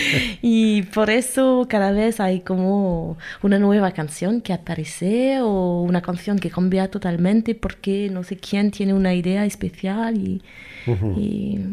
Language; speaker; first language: Spanish; non-native, fluent; French